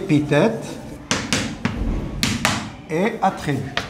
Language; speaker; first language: French; non-native, local second language; Arabic